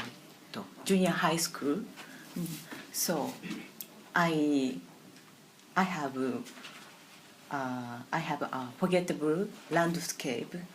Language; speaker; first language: English; non-native, learner; Japanese